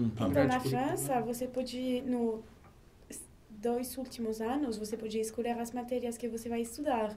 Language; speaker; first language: Portuguese; non-native, learner; French